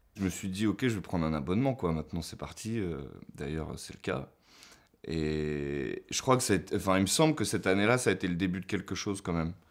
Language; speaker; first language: French; native; French